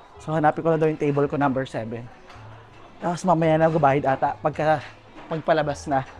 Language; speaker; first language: Filipino; native; Filipino